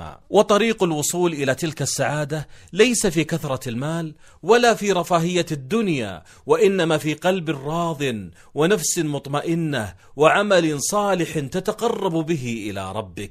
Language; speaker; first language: Arabic; native; Arabic